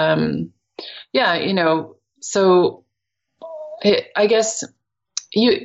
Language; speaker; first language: English; native; English